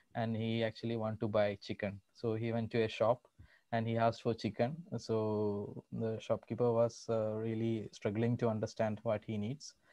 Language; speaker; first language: English; non-native, local second language; Malayalam